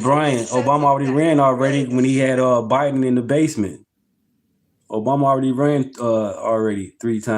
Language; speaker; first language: English; native; English